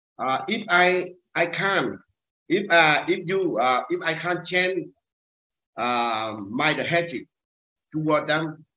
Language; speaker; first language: English; non-native, learner; Vietnamese